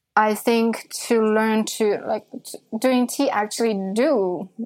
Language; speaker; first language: English; non-native, fluent; Chinese